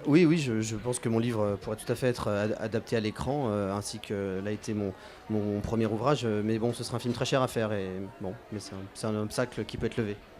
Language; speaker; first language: French; native; French